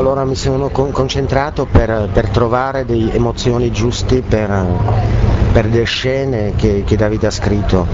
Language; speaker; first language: Italian; non-native, learner; Czech